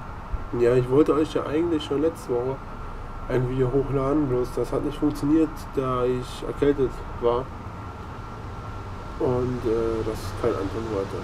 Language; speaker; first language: German; native; German